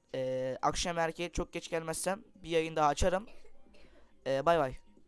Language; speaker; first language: Turkish; native; Turkish